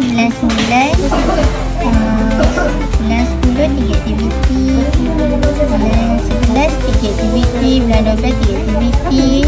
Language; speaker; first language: Malay; native; Malay